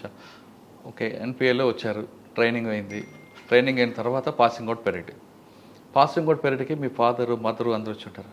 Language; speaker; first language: Telugu; native; Telugu